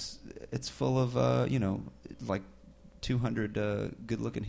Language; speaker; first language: English; native; English